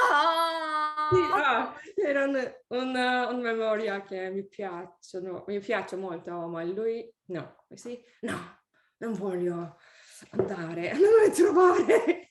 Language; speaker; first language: Italian; non-native, learner; English